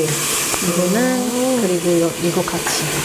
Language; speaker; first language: Korean; non-native, learner; Indonesian